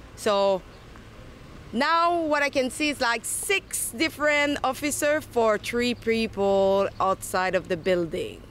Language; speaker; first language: English; non-native, fluent; French